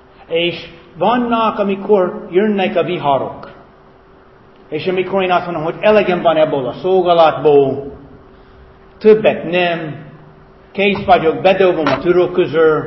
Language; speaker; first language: Hungarian; non-native, fluent; English